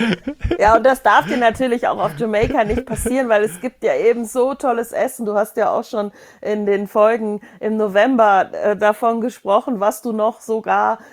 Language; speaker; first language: German; native; German